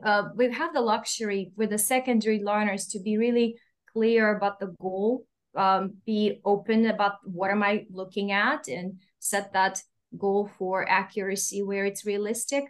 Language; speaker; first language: English; non-native, fluent; Russian